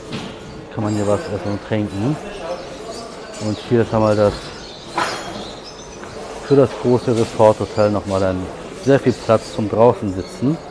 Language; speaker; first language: German; native; German